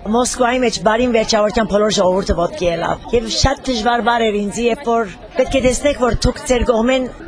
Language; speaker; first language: Armenian; early bilingual, heritage; Armenian